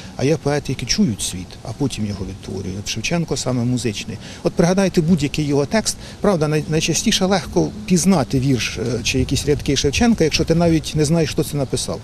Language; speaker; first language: Ukrainian; native; Ukrainian